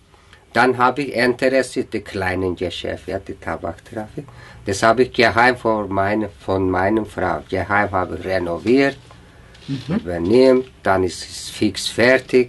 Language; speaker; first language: German; non-native, learner; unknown